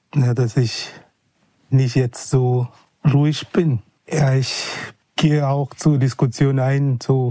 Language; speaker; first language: German; non-native, fluent; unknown